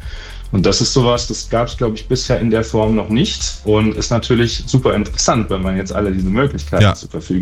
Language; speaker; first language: German; native; German